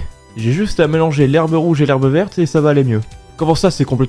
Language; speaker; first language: French; native; French